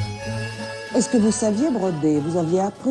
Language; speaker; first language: French; native; French